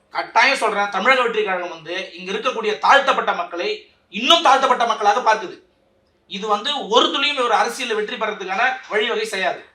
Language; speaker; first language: Tamil; native; Tamil